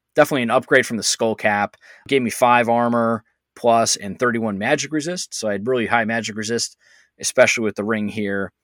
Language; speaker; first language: English; native; English